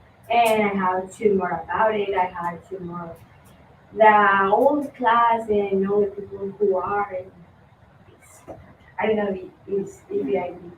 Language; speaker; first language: English; non-native, learner; Spanish